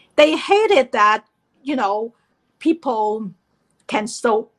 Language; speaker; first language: English; non-native, fluent; Chinese